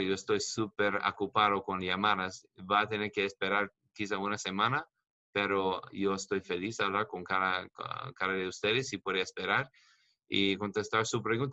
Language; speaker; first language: Spanish; non-native, learner; English